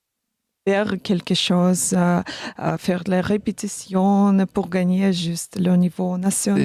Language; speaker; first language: French; non-native, learner; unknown